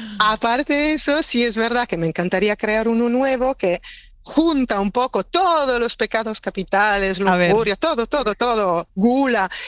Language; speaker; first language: Spanish; non-native, fluent; Italian